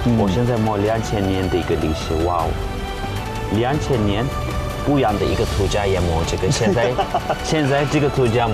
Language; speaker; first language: Chinese; non-native, fluent; Turkish